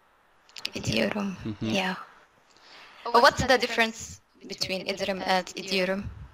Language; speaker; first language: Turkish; non-native, learner; Arabic